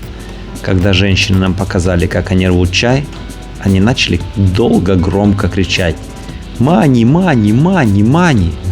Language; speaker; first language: Russian; native; Russian